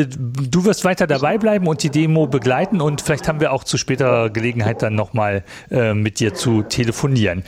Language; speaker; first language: German; native; German